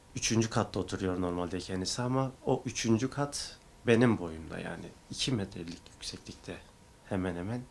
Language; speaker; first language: Turkish; native; Turkish